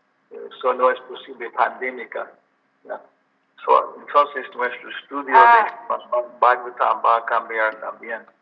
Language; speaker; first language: Spanish; non-native, learner; English